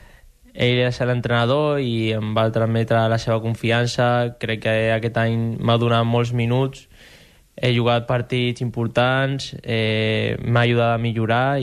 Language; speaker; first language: Catalan; non-native, local second language; Spanish